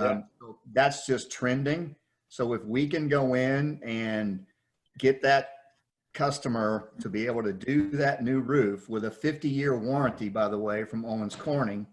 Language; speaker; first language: English; native; English